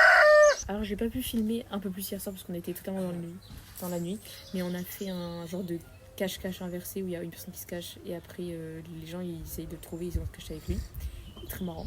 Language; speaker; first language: French; native; French